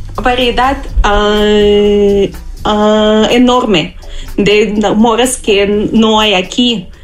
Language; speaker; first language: Spanish; non-native, learner; Russian